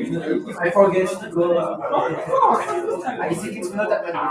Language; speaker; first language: English; non-native, learner; Russian